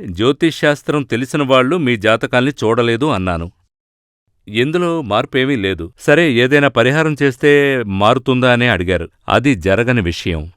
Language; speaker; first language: Telugu; non-native, fluent; Malayalam